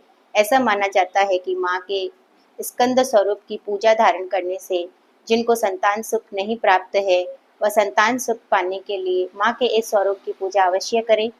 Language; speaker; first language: Hindi; native; Hindi